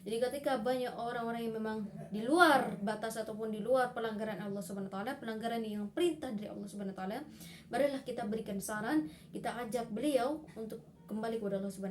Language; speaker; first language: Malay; non-native, local second language; Madurese